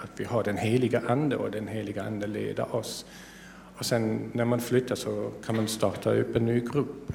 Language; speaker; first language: Swedish; non-native, fluent; German